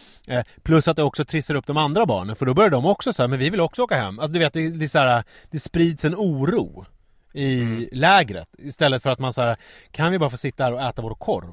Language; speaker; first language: Swedish; native; Swedish